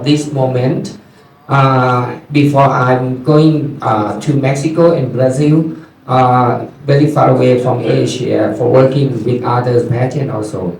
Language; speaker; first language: English; non-native, learner; Thai